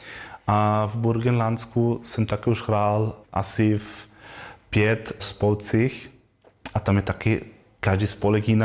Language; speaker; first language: Czech; non-native, fluent; German